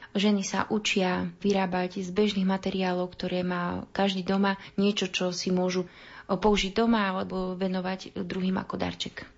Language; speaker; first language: Slovak; native; Slovak